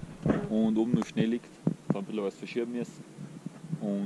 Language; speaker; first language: German; native; German